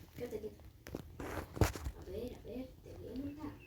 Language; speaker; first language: Spanish; native; Spanish